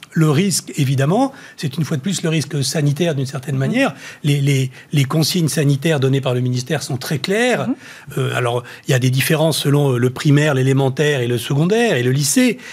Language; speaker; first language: French; native; French